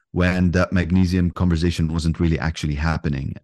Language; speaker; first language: English; non-native, fluent; Arabic